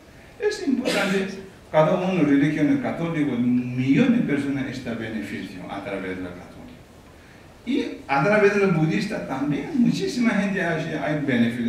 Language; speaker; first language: Spanish; non-native, learner; Tibetan